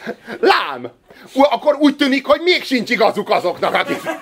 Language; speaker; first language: Hungarian; native; Hungarian